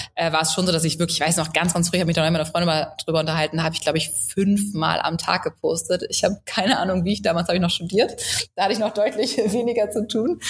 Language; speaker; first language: German; native; German